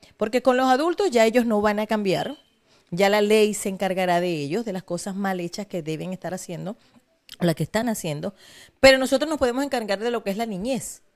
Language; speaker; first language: Spanish; native; Spanish